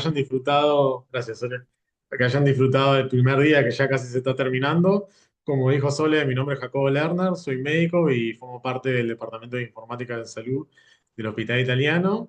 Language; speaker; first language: Spanish; native; Spanish